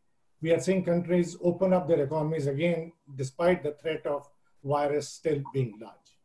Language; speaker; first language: English; native; English